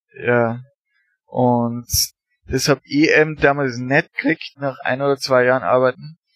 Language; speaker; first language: German; native; German